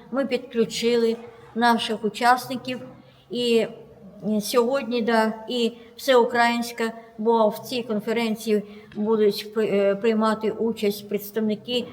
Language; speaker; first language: Ukrainian; non-native, local second language; Russian